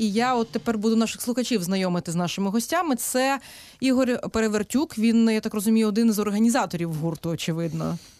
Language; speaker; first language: Ukrainian; native; Ukrainian